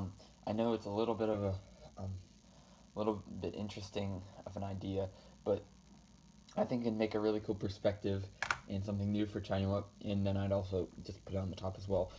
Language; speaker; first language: English; native; English